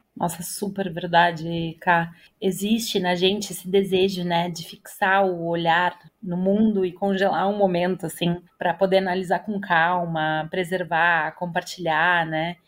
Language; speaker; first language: Portuguese; native; Portuguese